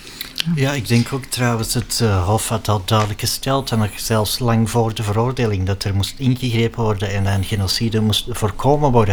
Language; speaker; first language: Dutch; native; Dutch